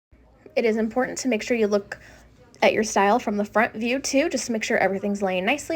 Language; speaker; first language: English; native; English